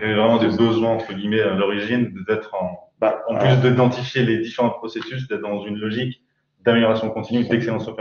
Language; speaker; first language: French; native; French